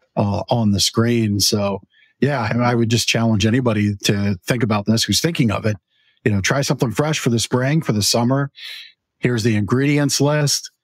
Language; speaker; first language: English; native; English